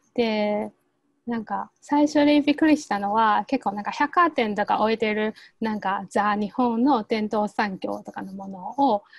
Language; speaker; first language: Japanese; non-native, fluent; Chinese